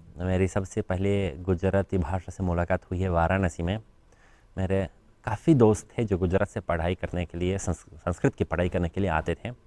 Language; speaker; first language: Hindi; non-native, fluent; Polish